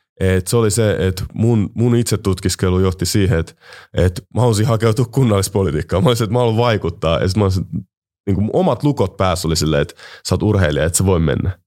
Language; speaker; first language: Finnish; native; Finnish